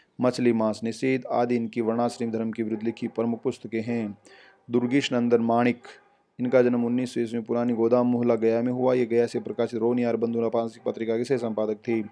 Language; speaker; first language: Hindi; native; Hindi